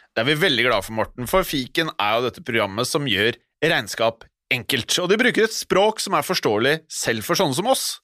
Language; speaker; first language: Norwegian; native; Norwegian